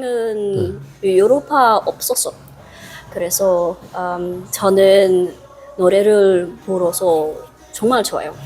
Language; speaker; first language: Korean; non-native, learner; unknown